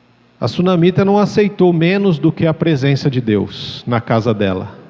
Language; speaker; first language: Portuguese; native; Portuguese